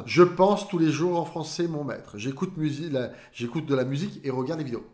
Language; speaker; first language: French; native; French